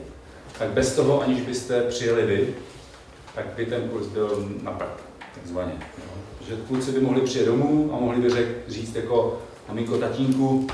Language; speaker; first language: Czech; native; Czech